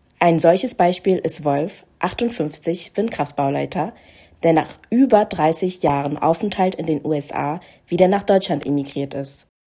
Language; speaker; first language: German; native; German